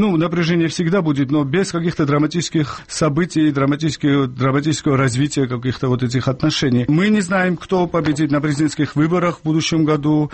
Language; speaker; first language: Russian; non-native, local second language; Georgian